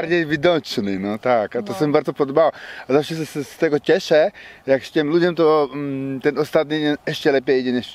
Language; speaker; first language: Polish; non-native, learner; Czech